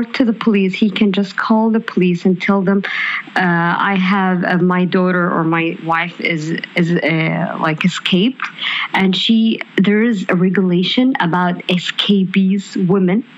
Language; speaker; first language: English; non-native, fluent; Arabic